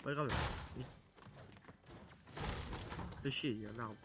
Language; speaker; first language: French; native; French